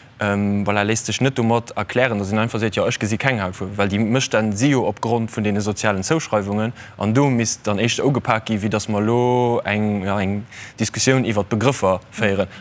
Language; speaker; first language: Luxembourgish; native; Luxembourgish